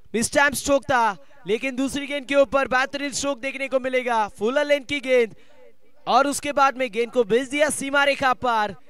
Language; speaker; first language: Hindi; non-native, local second language; Marathi